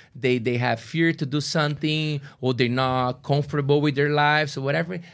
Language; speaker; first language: English; non-native, fluent; Portuguese